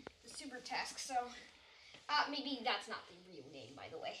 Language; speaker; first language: English; native; English